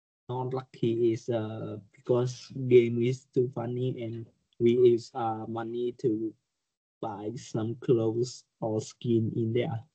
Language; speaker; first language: English; non-native, learner; Vietnamese